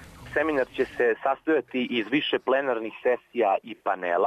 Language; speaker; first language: Serbian; native; Serbian